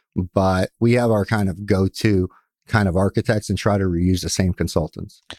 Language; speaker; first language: English; early bilingual, other home language; Russian